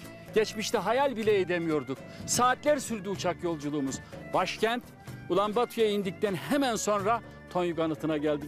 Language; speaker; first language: Turkish; native; Turkish